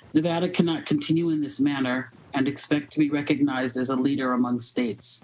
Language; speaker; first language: English; native; English